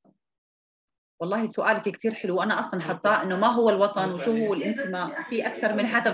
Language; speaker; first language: Arabic; native; Arabic